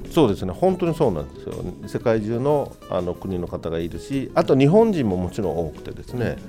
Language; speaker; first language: Japanese; native; Japanese